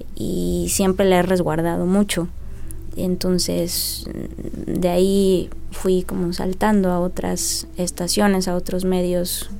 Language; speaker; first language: Spanish; native; Spanish